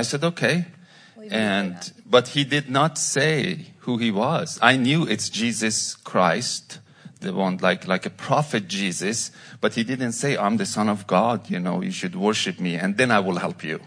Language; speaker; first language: English; non-native, fluent; Persian